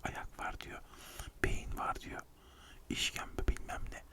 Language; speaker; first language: Turkish; native; Turkish